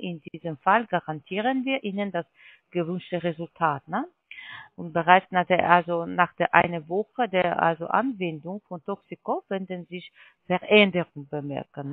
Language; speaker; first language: German; non-native, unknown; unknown